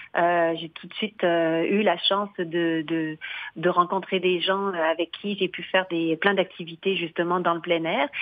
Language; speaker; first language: French; native; French